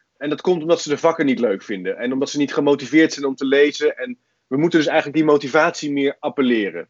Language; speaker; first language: Dutch; native; Dutch